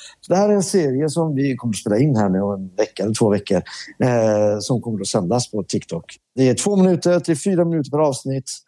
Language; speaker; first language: Swedish; early bilingual, other home language; Persian